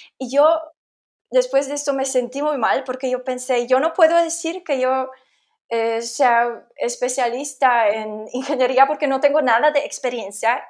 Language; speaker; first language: Spanish; non-native, fluent; Polish